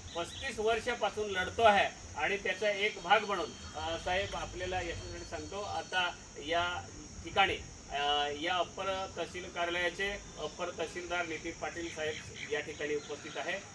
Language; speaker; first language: Marathi; non-native, local second language; Bhili